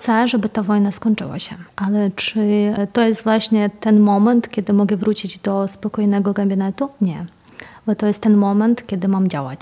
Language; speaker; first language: Polish; non-native, fluent; Ukrainian